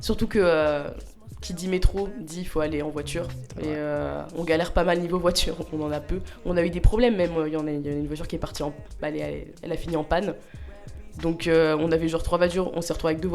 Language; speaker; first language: French; native; French